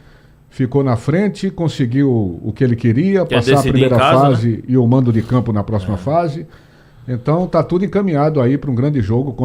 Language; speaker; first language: Portuguese; native; Portuguese